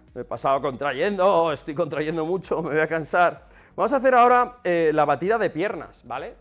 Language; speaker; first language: Spanish; native; Spanish